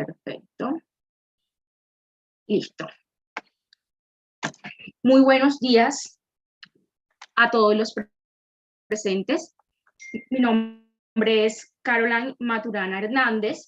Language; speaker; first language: Spanish; native; Spanish